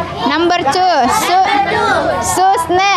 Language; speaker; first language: Indonesian; native; Indonesian